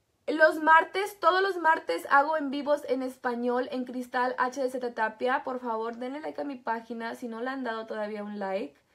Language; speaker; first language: Spanish; native; Spanish